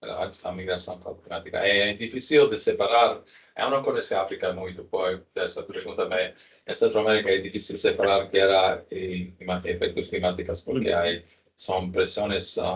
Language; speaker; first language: Portuguese; non-native, learner; Spanish